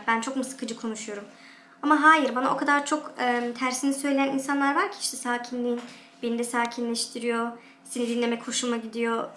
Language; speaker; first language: Turkish; early bilingual, heritage; Turkish